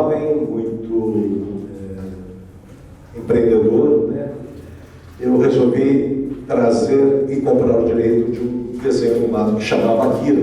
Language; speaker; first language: Portuguese; native; Portuguese